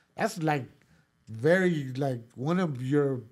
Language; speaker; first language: English; early bilingual, other home language; Spanish